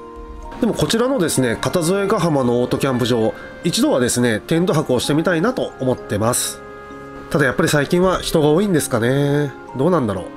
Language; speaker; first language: Japanese; native; Japanese